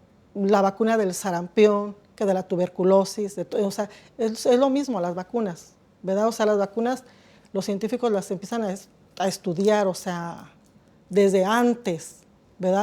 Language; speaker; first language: Spanish; native; Spanish